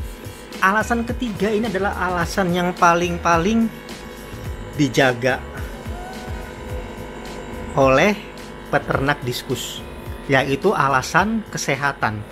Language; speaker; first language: Indonesian; native; Indonesian